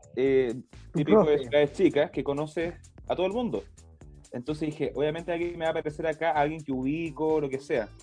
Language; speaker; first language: Spanish; native; Spanish